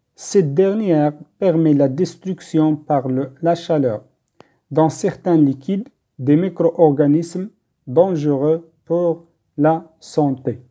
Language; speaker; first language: French; non-native, local second language; Arabic